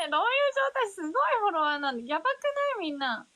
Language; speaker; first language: Japanese; native; Japanese